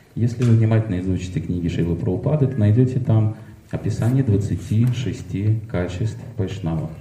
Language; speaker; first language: Russian; native; Russian